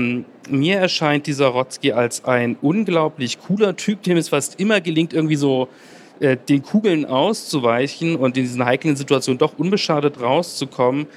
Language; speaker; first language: German; native; German